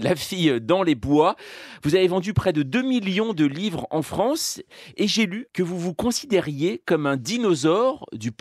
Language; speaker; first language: French; native; French